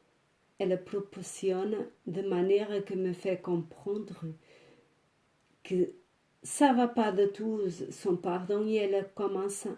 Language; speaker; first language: French; non-native, fluent; Portuguese